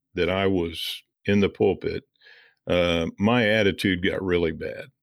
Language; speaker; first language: English; native; English